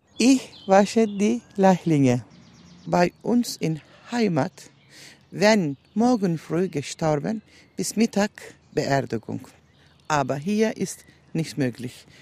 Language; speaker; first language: German; non-native, learner; Turkish